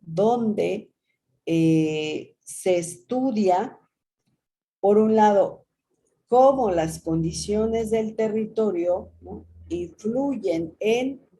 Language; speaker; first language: Spanish; native; Spanish